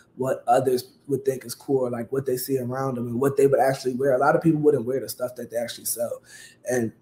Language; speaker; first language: English; native; English